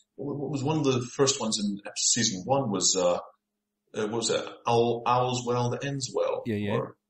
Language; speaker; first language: English; native; English